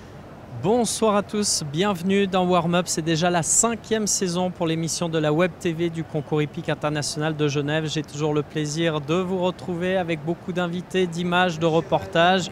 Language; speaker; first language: French; native; French